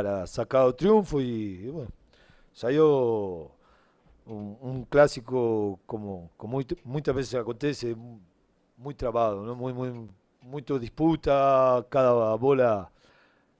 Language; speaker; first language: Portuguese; non-native, learner; Spanish